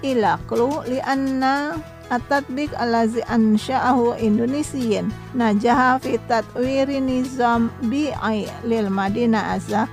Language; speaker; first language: Arabic; non-native, fluent; Indonesian